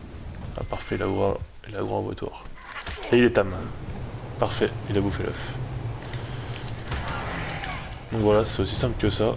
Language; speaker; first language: French; native; French